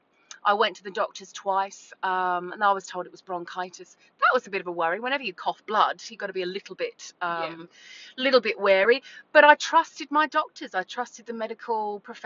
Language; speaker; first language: English; native; English